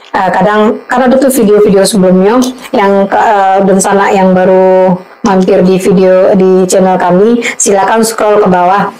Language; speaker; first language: Indonesian; native; Indonesian